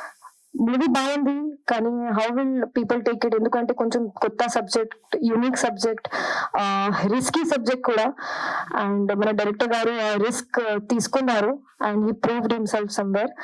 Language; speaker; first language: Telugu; non-native, learner; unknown